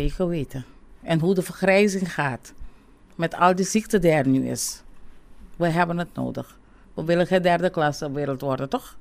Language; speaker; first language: Dutch; non-native, local second language; Papiamento